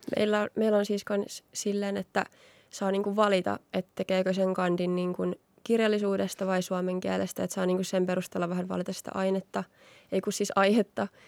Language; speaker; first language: Finnish; native; Finnish